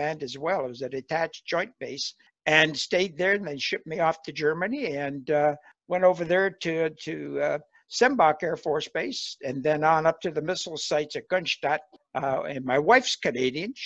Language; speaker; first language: English; native; English